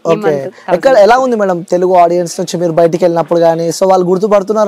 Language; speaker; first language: Telugu; native; Telugu